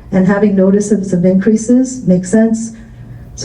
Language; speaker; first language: English; early bilingual, other home language; Cantonese